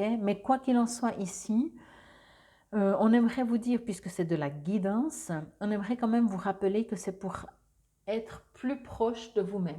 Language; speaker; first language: French; native; French